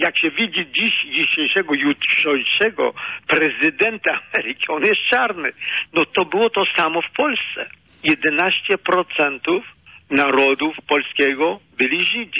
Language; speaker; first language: Polish; early bilingual, heritage; Polish